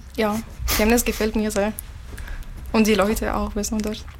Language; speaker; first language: German; non-native, learner; Arabic